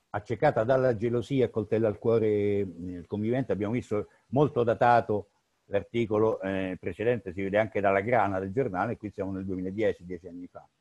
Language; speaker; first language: Italian; native; Italian